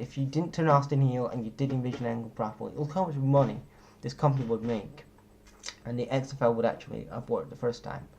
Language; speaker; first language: English; native; English